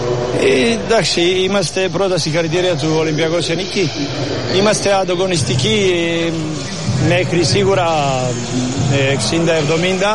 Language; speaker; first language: Greek; non-native, fluent; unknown